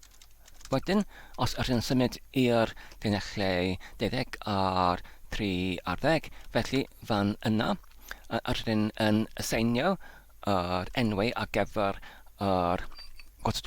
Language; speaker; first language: Welsh; non-native, learner; English